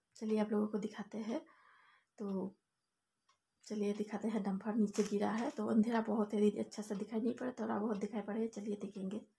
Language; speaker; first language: Hindi; non-native, local second language; Bangla